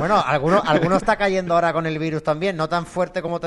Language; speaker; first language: Spanish; native; Spanish